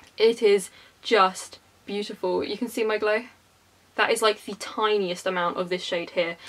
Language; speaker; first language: English; native; English